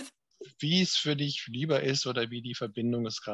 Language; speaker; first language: German; native; German